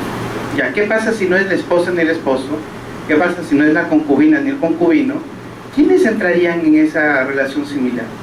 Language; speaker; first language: Spanish; native; Spanish